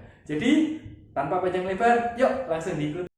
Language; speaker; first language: Indonesian; native; Indonesian